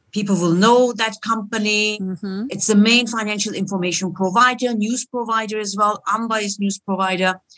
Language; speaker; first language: English; non-native, fluent; Turkish